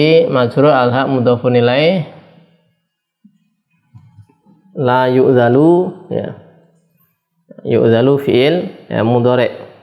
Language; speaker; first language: Arabic; non-native, fluent; Indonesian